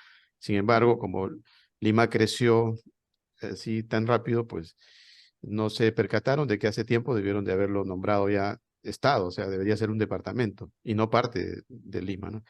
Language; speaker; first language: Spanish; native; Spanish